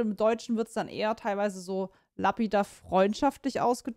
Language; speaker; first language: German; native; German